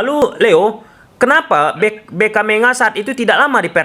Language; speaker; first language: Indonesian; native; Indonesian